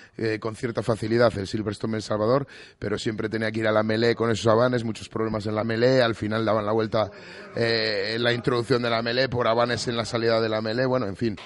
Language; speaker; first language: Spanish; native; Spanish